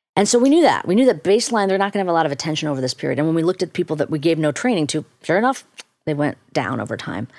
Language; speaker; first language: English; native; English